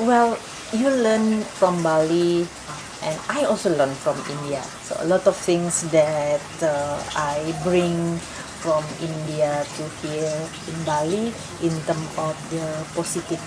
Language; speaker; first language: English; non-native, local second language; Indonesian